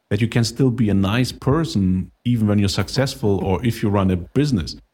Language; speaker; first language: English; non-native, fluent; German